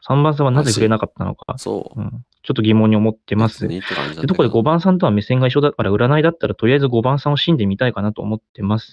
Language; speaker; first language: Japanese; native; Japanese